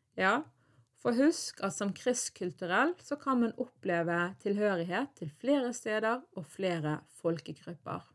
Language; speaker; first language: Norwegian; native; Norwegian